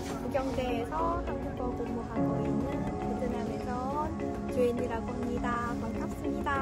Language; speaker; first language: Korean; non-native, learner; Vietnamese